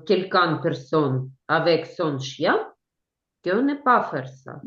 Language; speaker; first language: French; non-native, learner; Ukrainian